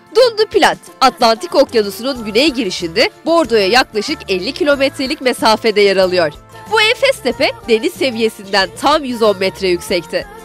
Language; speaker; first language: Turkish; native; Turkish